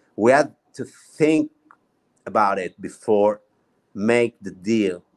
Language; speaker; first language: English; non-native, fluent; Italian